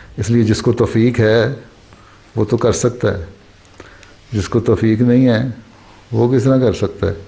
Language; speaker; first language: Urdu; native; Urdu